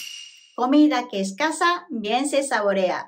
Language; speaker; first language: Spanish; non-native, learner; Japanese